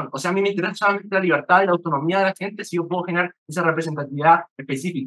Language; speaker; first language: Spanish; native; Spanish